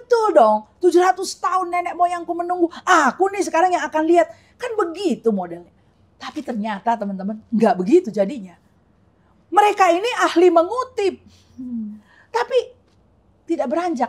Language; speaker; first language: Indonesian; native; Indonesian